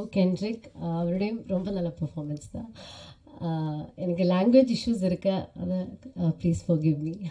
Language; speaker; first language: Tamil; non-native, fluent; Malayalam